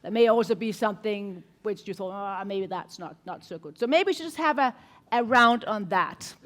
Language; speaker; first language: English; non-native, fluent; Danish